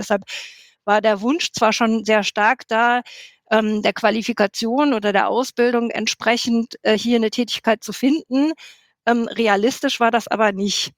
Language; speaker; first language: German; native; German